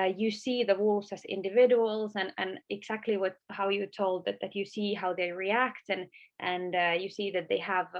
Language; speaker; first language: English; non-native, fluent; Finnish